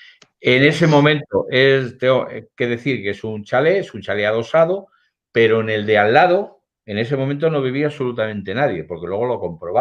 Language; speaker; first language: Spanish; native; Spanish